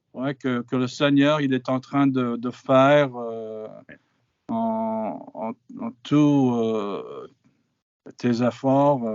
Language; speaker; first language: French; non-native, fluent; English